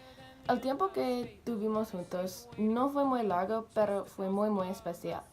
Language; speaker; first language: Spanish; non-native, learner; English